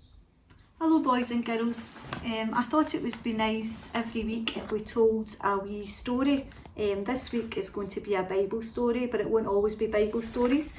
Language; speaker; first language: English; native; English